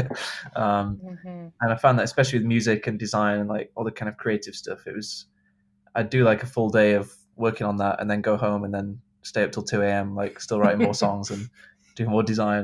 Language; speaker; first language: English; native; English